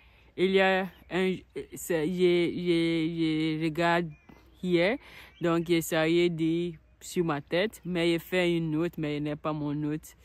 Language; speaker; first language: French; non-native, learner; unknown